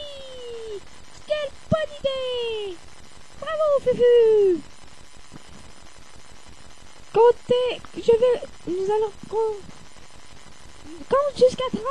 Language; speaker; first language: French; native; French